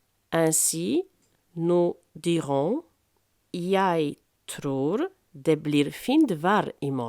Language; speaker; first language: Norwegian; non-native, fluent; French